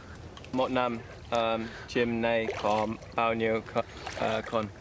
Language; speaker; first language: Vietnamese; non-native, learner; English